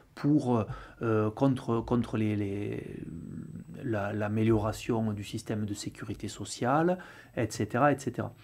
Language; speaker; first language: French; native; French